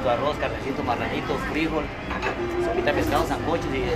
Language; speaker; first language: Spanish; native; Spanish